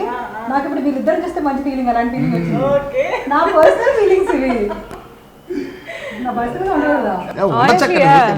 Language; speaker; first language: Telugu; native; Telugu